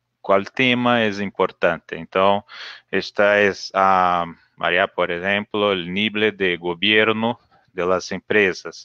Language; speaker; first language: Spanish; non-native, learner; Portuguese